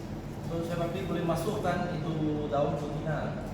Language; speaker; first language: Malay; non-native, local second language; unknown